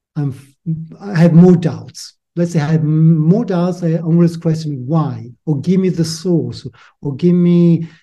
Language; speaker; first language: English; non-native, fluent; Italian